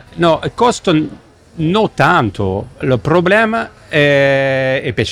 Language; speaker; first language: Italian; non-native, learner; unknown